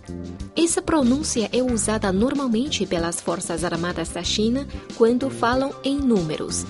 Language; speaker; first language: Portuguese; non-native, fluent; Chinese